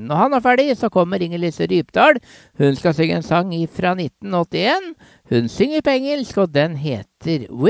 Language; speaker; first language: Norwegian; native; Norwegian